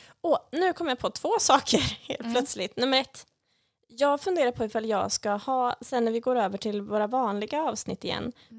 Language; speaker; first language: Swedish; native; Swedish